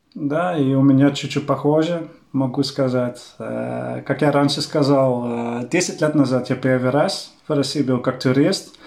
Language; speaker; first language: Russian; non-native, fluent; Dutch